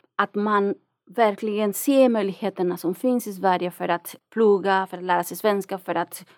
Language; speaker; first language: Swedish; non-native, fluent; Spanish